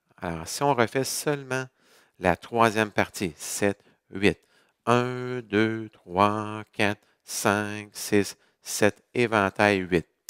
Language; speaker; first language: French; native; French